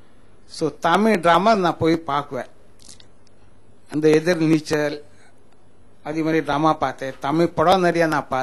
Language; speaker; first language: Tamil; non-native, local second language; Marathi